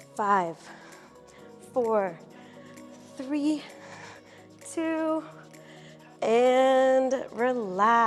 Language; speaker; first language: English; native; English